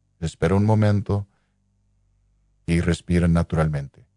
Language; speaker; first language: Spanish; non-native, local second language; English